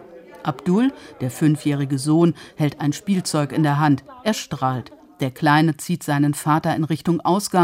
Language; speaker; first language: German; native; German